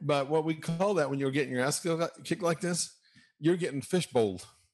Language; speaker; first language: English; native; English